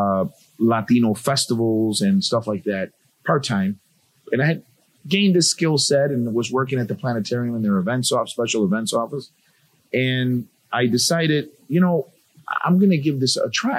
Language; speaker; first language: English; native; English